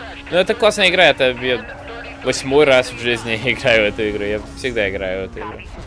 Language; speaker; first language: Russian; early bilingual, heritage; Russian